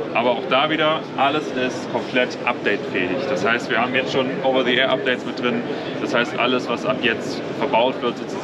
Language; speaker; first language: German; native; German